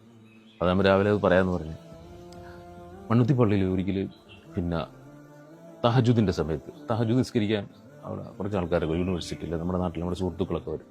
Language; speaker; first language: Malayalam; native; Malayalam